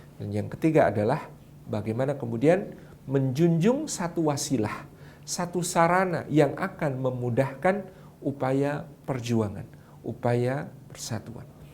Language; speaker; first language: Indonesian; non-native, local second language; Javanese